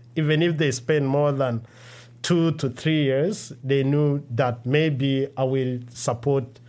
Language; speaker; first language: English; non-native, local second language; Kinyarwanda